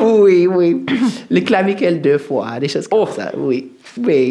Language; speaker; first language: French; non-native, fluent; English